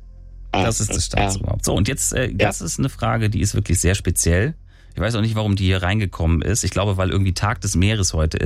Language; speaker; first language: German; native; German